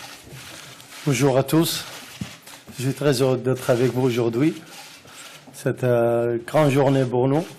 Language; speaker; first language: French; non-native, learner; Arabic